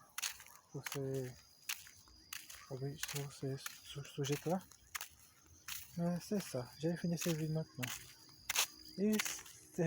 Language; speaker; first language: French; non-native, learner; Portuguese